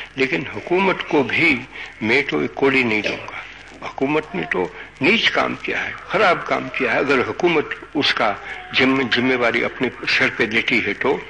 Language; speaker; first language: Hindi; non-native, local second language; Gujarati